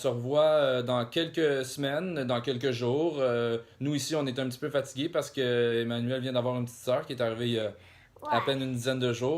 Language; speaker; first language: French; native; French